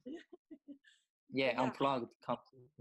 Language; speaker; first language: English; non-native, learner; Korean